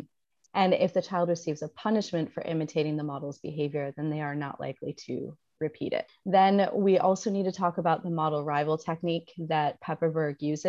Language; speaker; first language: English; native; English